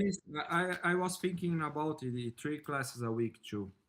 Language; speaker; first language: English; non-native, learner; Portuguese